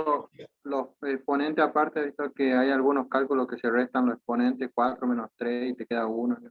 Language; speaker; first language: Spanish; native; Spanish